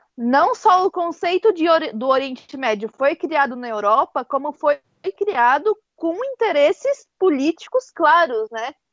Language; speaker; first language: Portuguese; native; Portuguese